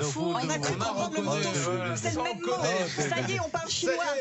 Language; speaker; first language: French; native; French